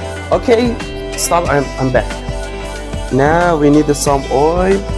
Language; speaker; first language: English; non-native, learner; Persian